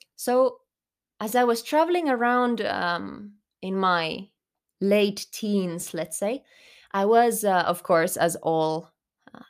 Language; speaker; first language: English; non-native, fluent; Finnish